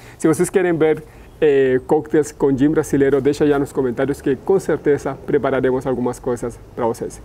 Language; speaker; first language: Portuguese; non-native, fluent; Spanish